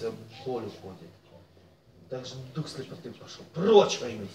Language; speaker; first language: Russian; native; Russian